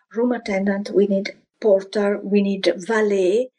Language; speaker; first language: English; non-native, fluent; Italian